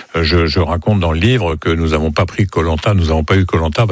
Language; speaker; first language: French; native; French